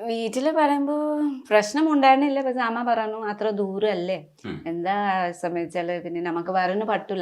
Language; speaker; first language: Malayalam; non-native, learner; Nepali